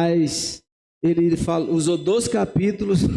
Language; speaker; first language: Portuguese; native; Portuguese